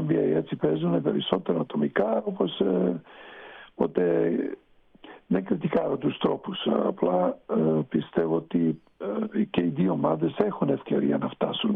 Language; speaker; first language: Greek; non-native, fluent; Serbian